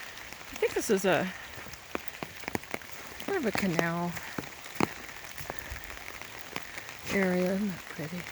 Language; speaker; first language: English; native; English